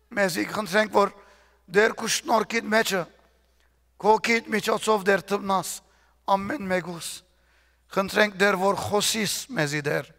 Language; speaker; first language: Armenian; early bilingual, heritage; Armenian